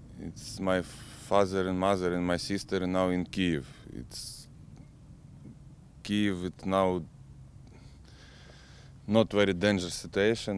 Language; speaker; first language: English; non-native, learner; Ukrainian